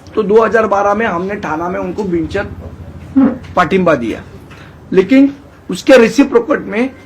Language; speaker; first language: Hindi; non-native, local second language; Marathi